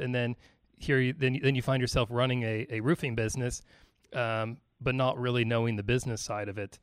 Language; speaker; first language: English; native; English